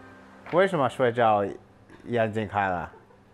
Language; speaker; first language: Chinese; non-native, learner; English